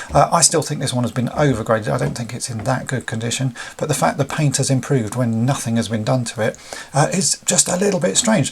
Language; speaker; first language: English; native; English